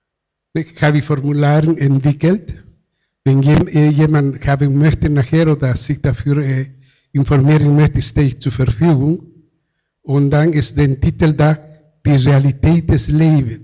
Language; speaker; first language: German; non-native, fluent; Spanish